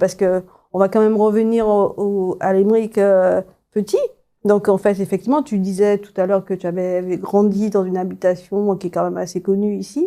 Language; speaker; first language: French; native; French